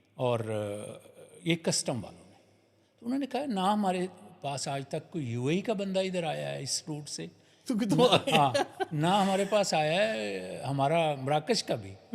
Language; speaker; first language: Urdu; non-native, local second language; Punjabi